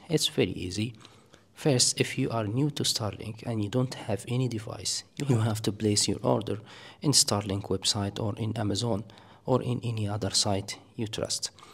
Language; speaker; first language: English; non-native, fluent; Arabic